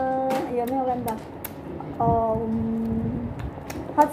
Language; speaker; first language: Chinese; non-native, fluent; Indonesian